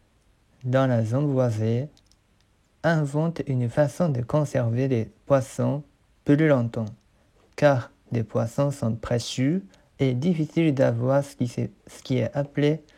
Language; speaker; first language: French; non-native, learner; Japanese